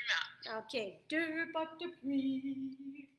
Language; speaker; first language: French; non-native, fluent; English